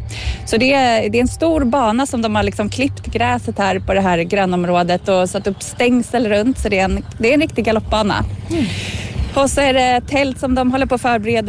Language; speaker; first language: Swedish; native; Swedish